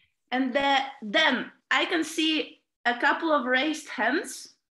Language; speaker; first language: English; non-native, fluent; Latvian